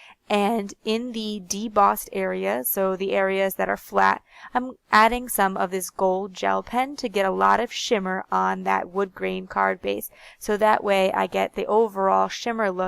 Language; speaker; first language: English; native; English